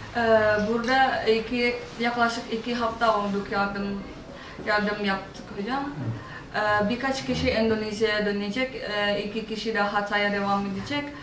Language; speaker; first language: Turkish; non-native, learner; Indonesian